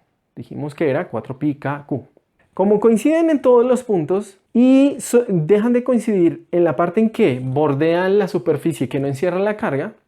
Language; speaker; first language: Spanish; native; Spanish